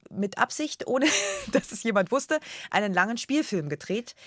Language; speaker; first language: German; native; German